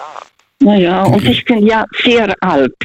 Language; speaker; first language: German; non-native, fluent; Russian